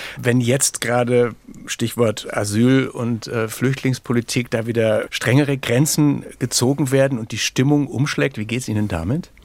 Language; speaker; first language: German; native; German